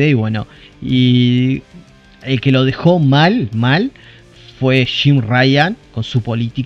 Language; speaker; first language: Spanish; native; Spanish